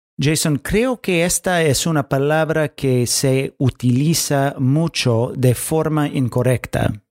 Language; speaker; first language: Spanish; non-native, fluent; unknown